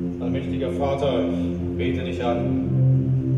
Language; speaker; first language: German; non-native, fluent; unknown